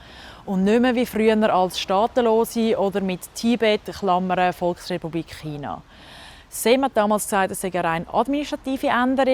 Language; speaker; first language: German; native; German